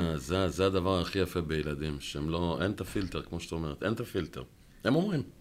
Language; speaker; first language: Hebrew; native; Hebrew